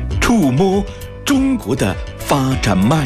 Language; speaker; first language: Chinese; native; Chinese